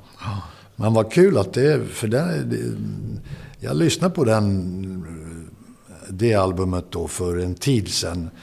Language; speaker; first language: Swedish; native; Swedish